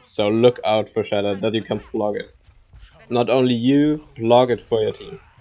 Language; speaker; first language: English; non-native, learner; German